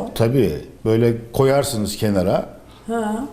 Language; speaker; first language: Turkish; native; Turkish